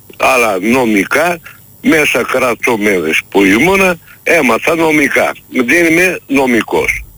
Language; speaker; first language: Greek; non-native, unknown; Turkish